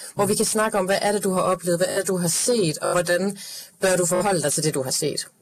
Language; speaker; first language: Danish; native; Danish